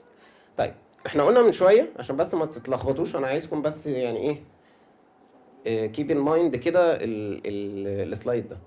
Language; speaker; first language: Arabic; native; Arabic